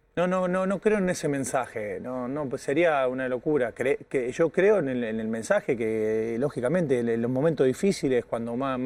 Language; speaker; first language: Spanish; native; Spanish